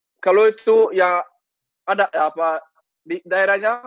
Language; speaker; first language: Indonesian; non-native, learner; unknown